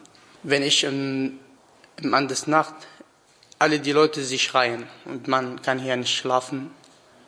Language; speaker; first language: German; non-native, learner; Arabic